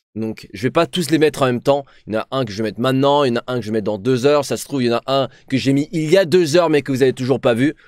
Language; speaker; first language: French; native; French